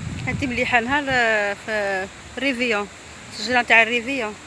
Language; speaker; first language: Arabic; native; Arabic